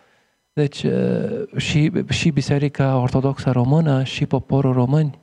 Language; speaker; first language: Romanian; non-native, fluent; Arabic